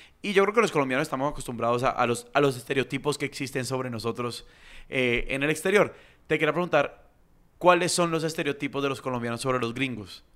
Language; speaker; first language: Spanish; native; Spanish